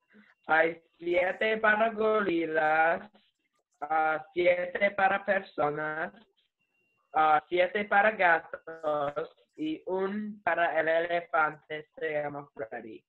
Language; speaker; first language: Spanish; non-native, learner; English